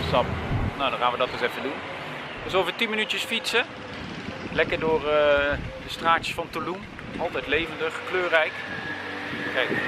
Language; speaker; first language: Dutch; native; Dutch